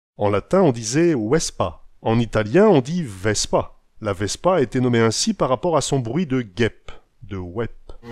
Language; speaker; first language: French; native; French